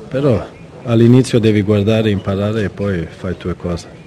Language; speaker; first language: Italian; non-native, learner; Swedish